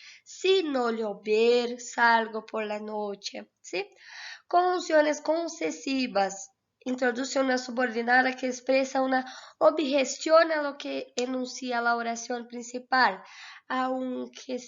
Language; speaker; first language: Spanish; non-native, fluent; Portuguese